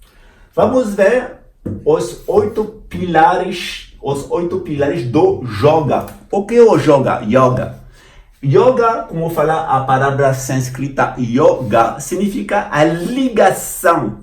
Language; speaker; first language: Portuguese; non-native, fluent; French